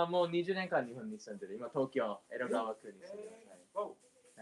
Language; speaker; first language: Japanese; non-native, fluent; English